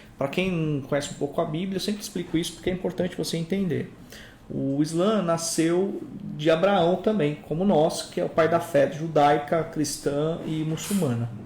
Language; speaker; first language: Portuguese; native; Portuguese